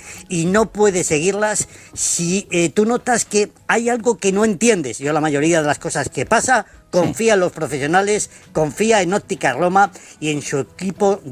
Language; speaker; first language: Spanish; native; Spanish